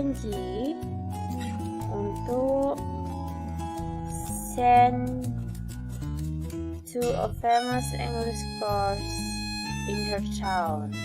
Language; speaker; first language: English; non-native, fluent; Indonesian